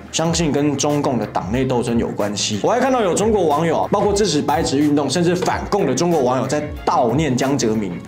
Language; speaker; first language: Chinese; native; Chinese